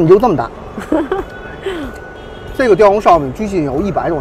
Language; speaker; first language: Chinese; native; Chinese